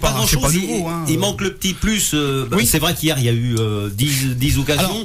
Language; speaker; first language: French; native; French